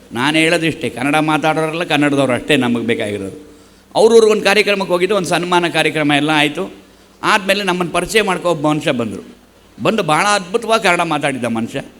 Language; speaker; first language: Kannada; native; Kannada